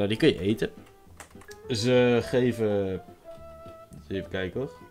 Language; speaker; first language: Dutch; native; Dutch